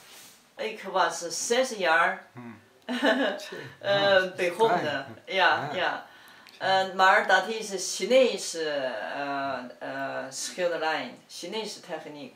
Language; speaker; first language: Dutch; non-native, fluent; Chinese